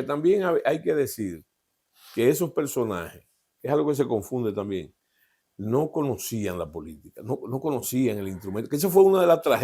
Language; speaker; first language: Spanish; native; Spanish